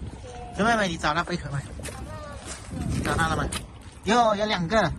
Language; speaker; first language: Chinese; native; Chinese